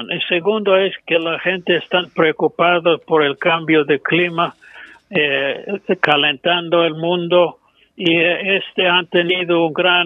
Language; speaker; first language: Spanish; non-native, fluent; English